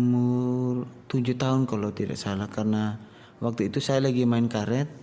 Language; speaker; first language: Indonesian; non-native, local second language; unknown